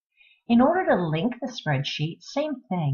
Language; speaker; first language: English; native; English